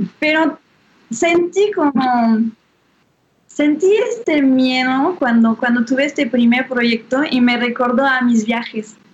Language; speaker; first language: Spanish; non-native, fluent; French